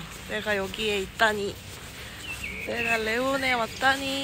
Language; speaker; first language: Korean; native; Korean